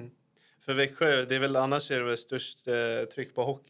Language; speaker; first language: Swedish; native; Swedish